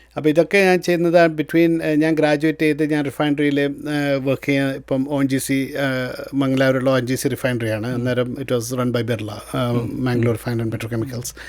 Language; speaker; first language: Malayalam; early bilingual, heritage; Malayalam